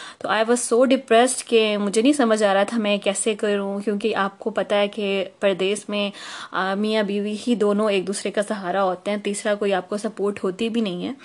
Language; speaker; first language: Urdu; native; Urdu